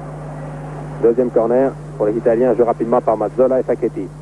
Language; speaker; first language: French; native; French